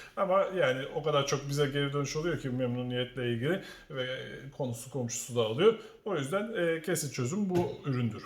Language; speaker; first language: Turkish; native; Turkish